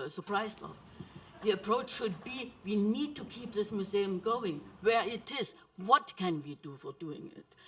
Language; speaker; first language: English; non-native, fluent; German